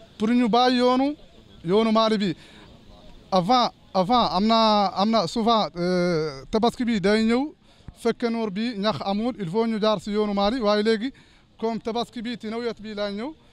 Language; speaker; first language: Wolof; non-native, fluent; Arabic